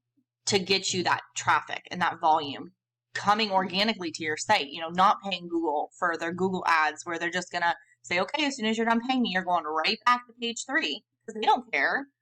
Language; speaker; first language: English; native; English